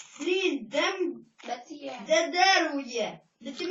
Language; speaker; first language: Ukrainian; native; Ukrainian